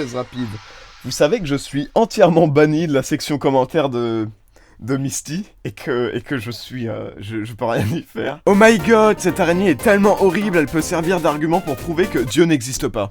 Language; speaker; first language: French; native; French